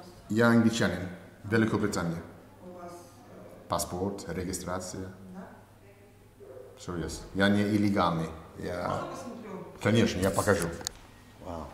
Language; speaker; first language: Russian; non-native, learner; English